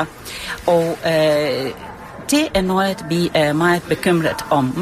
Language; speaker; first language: Danish; non-native, fluent; Estonian